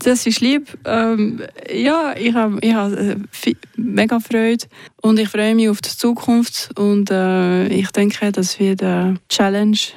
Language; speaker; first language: German; non-native, local second language; French